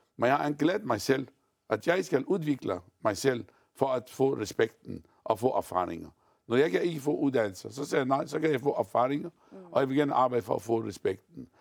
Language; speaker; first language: Danish; non-native, fluent; Arabic